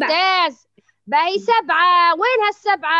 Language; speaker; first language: Arabic; native; Arabic